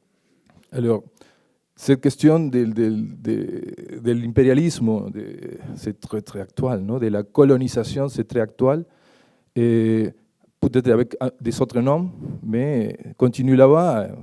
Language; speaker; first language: French; non-native, learner; Spanish